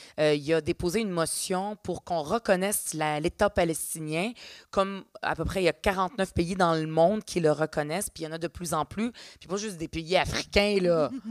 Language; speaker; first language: French; early bilingual, other home language; Arabic